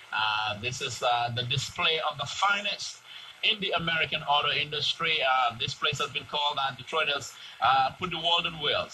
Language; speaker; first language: English; native; English